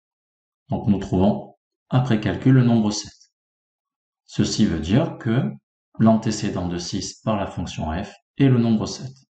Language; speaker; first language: French; native; French